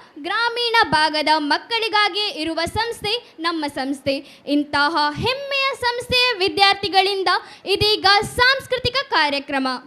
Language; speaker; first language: Kannada; native; Kannada